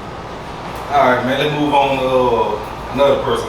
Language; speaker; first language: English; native; English